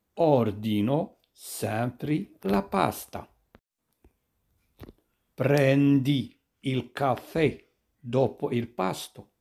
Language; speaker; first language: Italian; non-native, fluent; Arabic